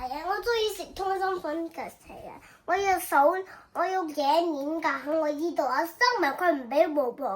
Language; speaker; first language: Chinese; early bilingual, heritage; Cantonese